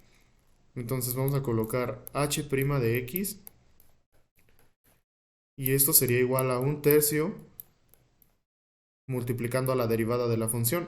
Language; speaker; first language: Spanish; native; Spanish